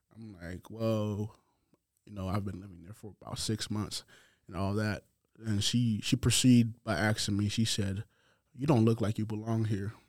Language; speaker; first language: English; non-native, fluent; Haitian Creole